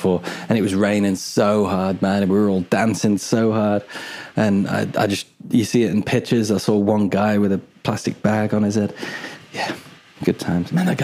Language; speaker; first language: English; native; English